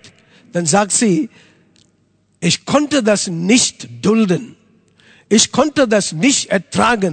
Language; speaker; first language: German; non-native, fluent; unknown